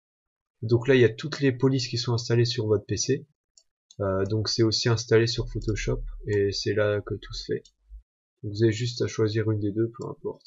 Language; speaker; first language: French; native; French